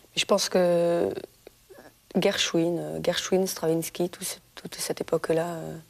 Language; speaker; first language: French; native; French